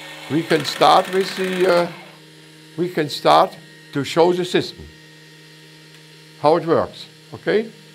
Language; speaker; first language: English; non-native, learner; German